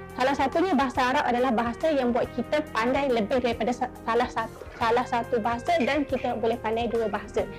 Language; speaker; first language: Malay; native; Malay